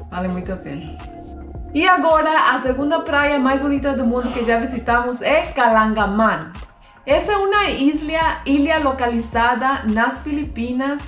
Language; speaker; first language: Portuguese; non-native, fluent; Spanish